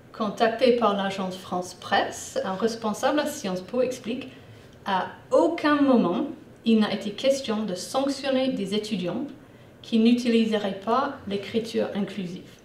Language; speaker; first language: French; non-native, fluent; English